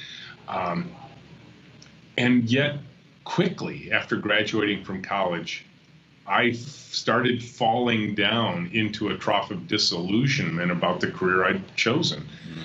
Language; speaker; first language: English; native; English